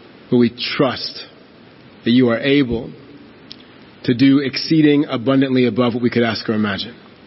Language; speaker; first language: English; native; English